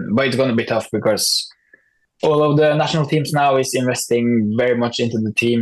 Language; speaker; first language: English; non-native, fluent; Norwegian